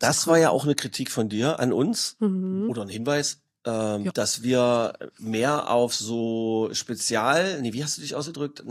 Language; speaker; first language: German; native; German